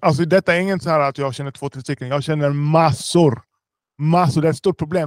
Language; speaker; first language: Swedish; early bilingual, other home language; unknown